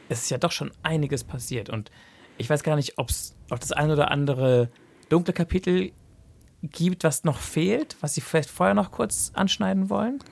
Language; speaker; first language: German; native; German